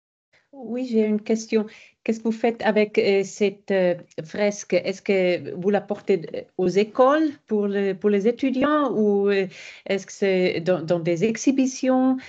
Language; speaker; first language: French; non-native, fluent; German